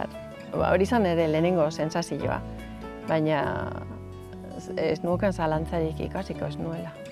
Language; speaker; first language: Basque; non-native, fluent; Finnish